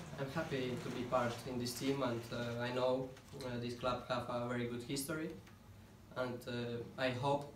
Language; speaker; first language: English; non-native, learner; Russian